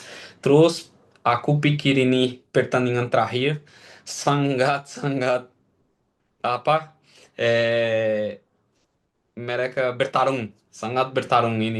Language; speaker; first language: Indonesian; non-native, fluent; Portuguese